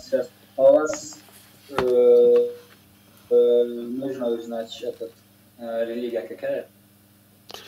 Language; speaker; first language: Russian; non-native, fluent; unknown